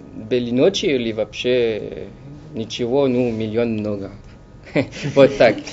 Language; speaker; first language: Russian; non-native, learner; French